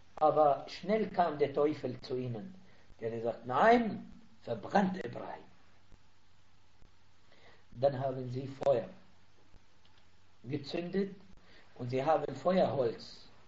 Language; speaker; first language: German; non-native, fluent; Arabic